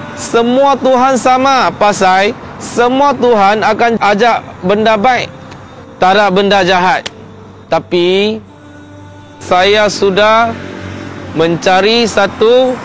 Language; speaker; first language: Malay; non-native, local second language; Chinese